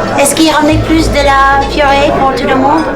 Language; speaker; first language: French; non-native, fluent; English